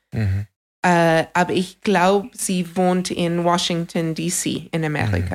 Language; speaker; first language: German; non-native, fluent; English